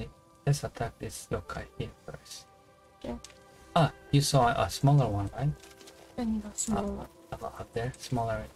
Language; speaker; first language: English; non-native, learner; Japanese